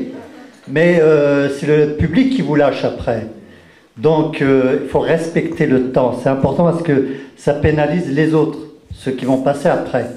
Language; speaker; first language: French; native; French